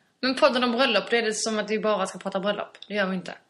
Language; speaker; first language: Swedish; native; Swedish